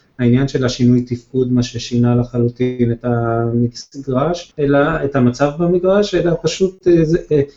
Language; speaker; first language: Hebrew; native; Hebrew